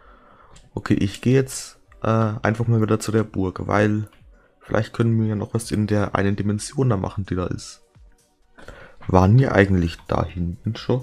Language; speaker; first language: German; native; German